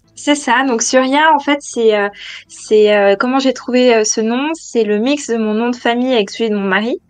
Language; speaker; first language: French; native; French